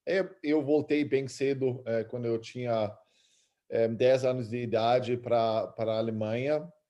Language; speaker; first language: Portuguese; early bilingual, other home language; German